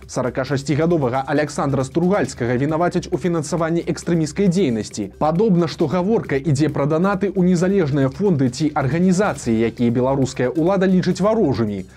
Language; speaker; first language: Belarusian; native; Belarusian